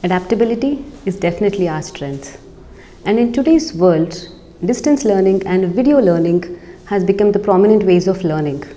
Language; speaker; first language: English; non-native, local second language; Kannada